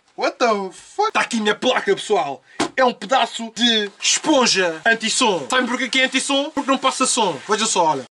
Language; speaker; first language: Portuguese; native; Portuguese